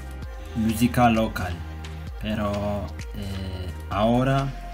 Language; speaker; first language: Spanish; non-native, learner; Turkish